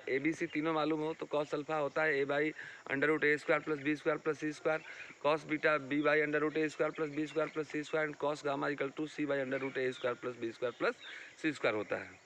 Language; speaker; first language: Hindi; native; Hindi